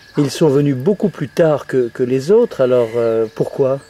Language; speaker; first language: French; native; French